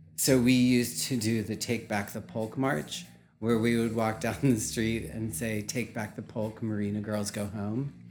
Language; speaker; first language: English; native; English